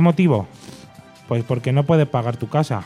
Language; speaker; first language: Spanish; native; Spanish